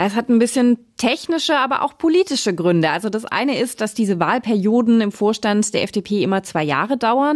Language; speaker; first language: German; native; German